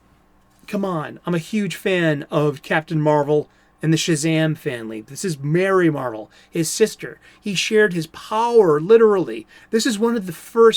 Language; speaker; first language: English; native; English